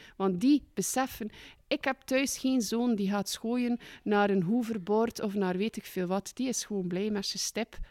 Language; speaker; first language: Dutch; native; Dutch